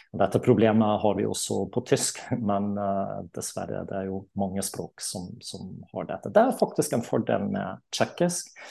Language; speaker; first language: Norwegian; non-native, fluent; German